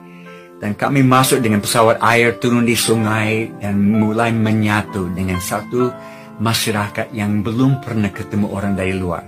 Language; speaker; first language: Indonesian; non-native, fluent; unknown